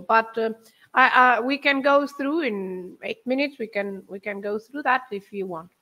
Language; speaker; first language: English; non-native, fluent; Portuguese